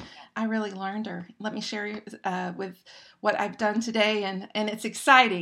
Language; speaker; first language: English; native; English